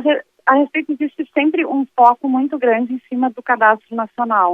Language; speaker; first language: Portuguese; native; Portuguese